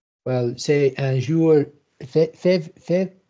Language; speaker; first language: French; non-native, learner; English